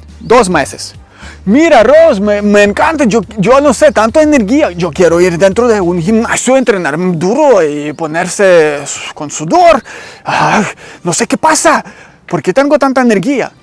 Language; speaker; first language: Spanish; non-native, learner; Ukrainian